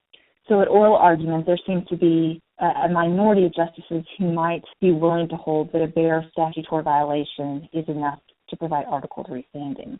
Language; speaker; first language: English; native; English